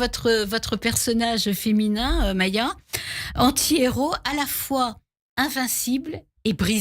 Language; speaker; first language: French; native; French